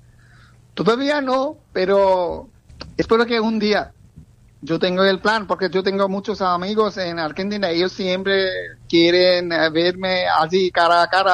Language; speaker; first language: Spanish; non-native, learner; Bangla